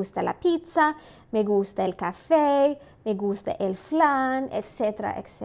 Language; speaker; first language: Spanish; non-native, fluent; English